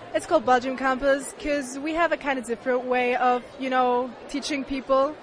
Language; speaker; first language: English; non-native, fluent; German